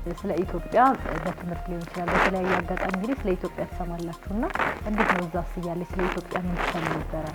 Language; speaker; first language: Amharic; native; Amharic